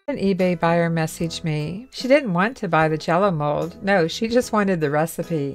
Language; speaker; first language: English; native; English